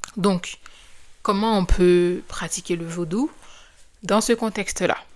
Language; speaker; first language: French; non-native, local second language; Haitian Creole